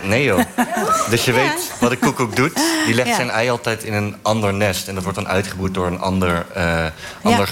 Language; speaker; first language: Dutch; native; Dutch